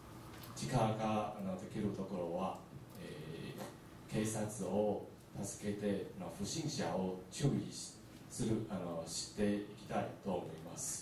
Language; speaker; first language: Japanese; non-native, learner; Chinese